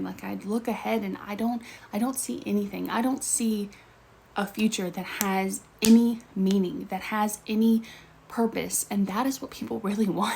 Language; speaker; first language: English; native; English